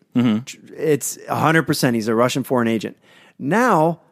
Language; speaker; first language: English; native; English